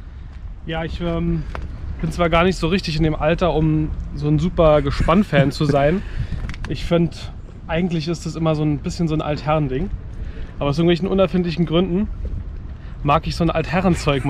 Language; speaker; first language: German; native; German